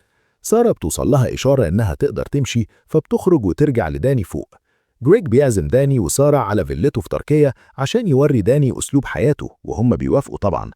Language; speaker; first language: Arabic; native; Arabic